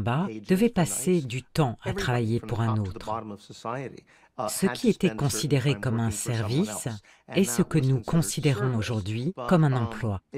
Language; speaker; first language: French; native; French